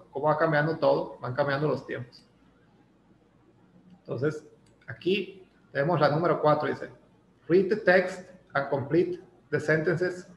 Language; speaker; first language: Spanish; native; Spanish